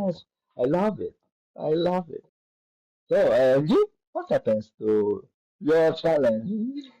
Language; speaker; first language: English; non-native, learner; Italian